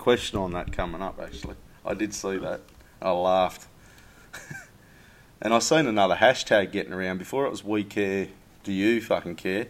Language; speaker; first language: English; native; English